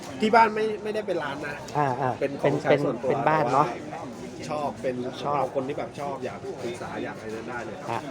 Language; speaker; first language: Thai; native; Thai